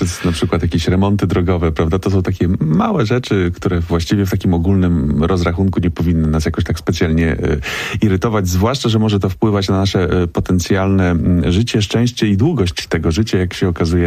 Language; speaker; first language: Polish; native; Polish